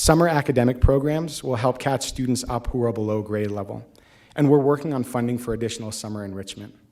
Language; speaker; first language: English; native; English